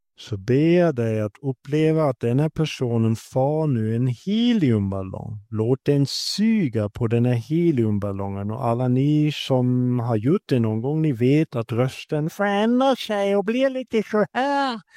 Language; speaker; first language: Swedish; non-native, fluent; German